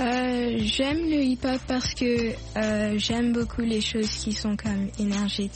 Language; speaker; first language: French; early bilingual, heritage; French